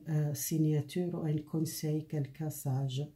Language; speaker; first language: French; non-native, learner; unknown